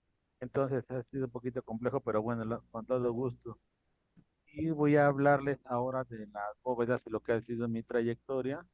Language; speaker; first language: Spanish; native; Spanish